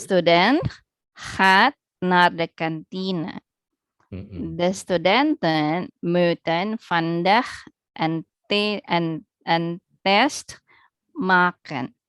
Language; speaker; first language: Dutch; non-native, learner; Indonesian